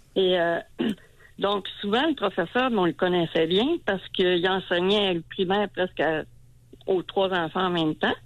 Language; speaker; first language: French; native; French